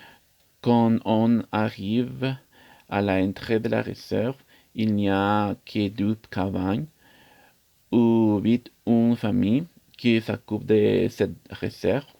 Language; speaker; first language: French; non-native, learner; Spanish